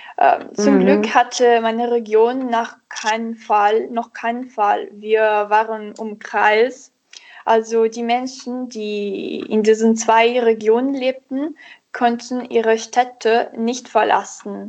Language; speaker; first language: German; non-native, learner; Italian